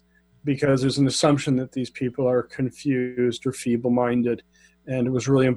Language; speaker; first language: English; native; English